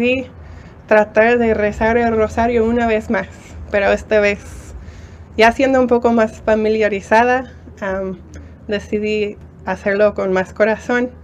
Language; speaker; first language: Spanish; non-native, fluent; English